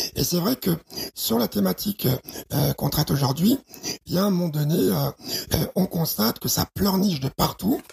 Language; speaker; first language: French; early bilingual, other home language; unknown